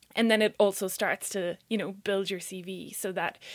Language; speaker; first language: English; native; English